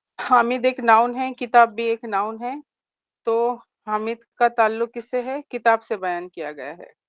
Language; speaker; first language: Urdu; native; Urdu